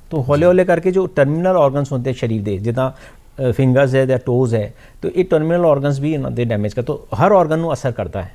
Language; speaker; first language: Hindi; non-native, local second language; Punjabi